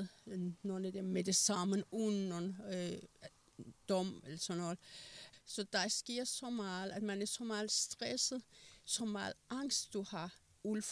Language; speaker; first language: Danish; non-native, fluent; Persian